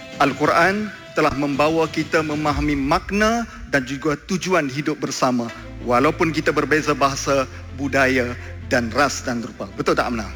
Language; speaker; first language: Malay; native; Malay